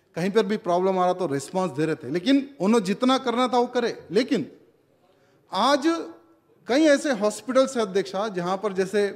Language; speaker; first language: Hindi; non-native, local second language; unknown